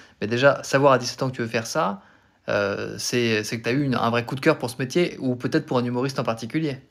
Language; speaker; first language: French; native; French